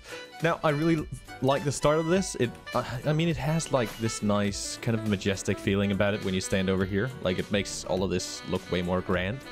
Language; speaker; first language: English; native; English